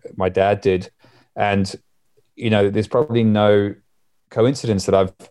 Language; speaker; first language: English; native; English